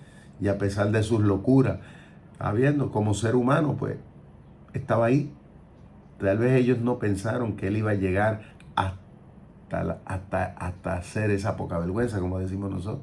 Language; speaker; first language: Spanish; native; Spanish